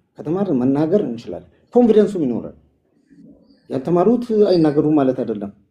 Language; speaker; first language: Amharic; non-native, local second language; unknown